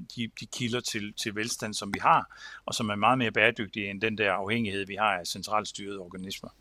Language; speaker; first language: Danish; native; Danish